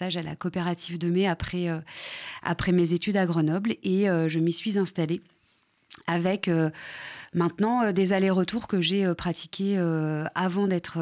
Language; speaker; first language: French; native; French